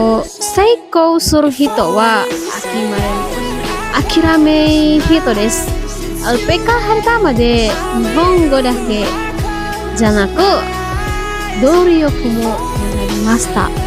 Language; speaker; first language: Japanese; non-native, learner; Indonesian